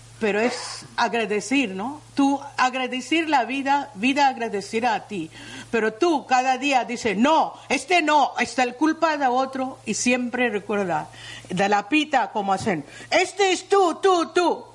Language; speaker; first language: Spanish; non-native, learner; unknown